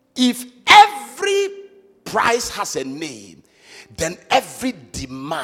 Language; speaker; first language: English; non-native, local second language; Akan